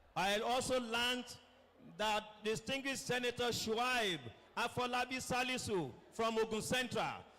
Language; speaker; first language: English; non-native, local second language; Yoruba